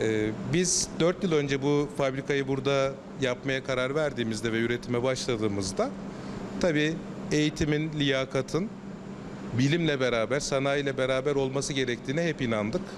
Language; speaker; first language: Turkish; native; Turkish